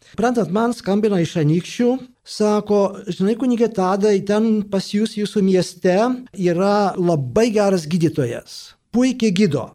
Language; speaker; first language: Lithuanian; native; Lithuanian